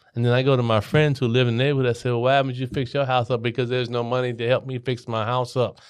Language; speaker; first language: English; native; English